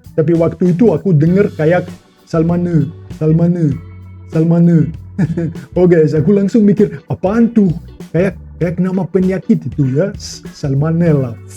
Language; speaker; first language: Indonesian; non-native, fluent; Russian